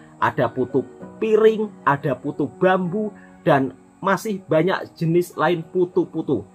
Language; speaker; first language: Indonesian; native; Indonesian